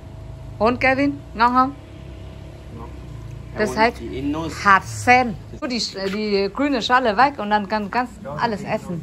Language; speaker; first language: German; non-native, learner; Vietnamese